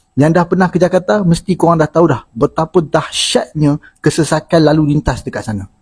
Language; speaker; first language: Malay; native; Malay